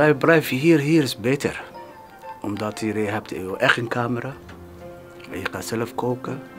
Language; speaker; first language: Dutch; non-native, learner; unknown